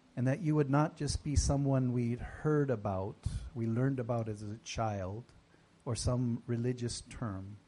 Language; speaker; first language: English; native; English